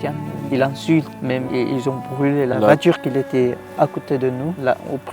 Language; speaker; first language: French; non-native, learner; Tigrinya